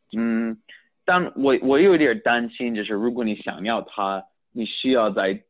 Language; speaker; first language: Chinese; early bilingual, heritage; Chinese